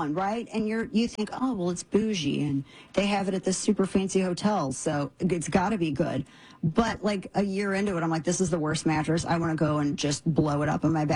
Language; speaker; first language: English; native; English